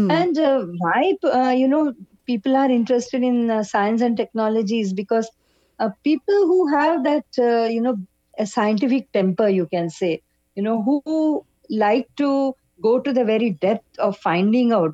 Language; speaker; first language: English; non-native, local second language; Kannada